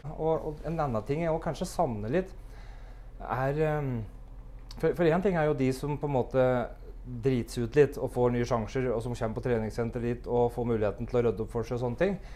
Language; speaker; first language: Norwegian; native; Norwegian